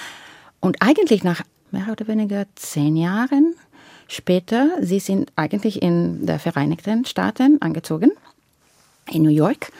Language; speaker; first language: German; non-native, learner; Italian